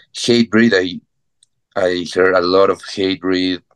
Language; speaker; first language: English; non-native, fluent; Spanish